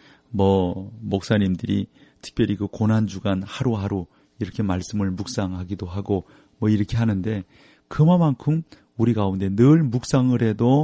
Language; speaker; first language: Korean; native; Korean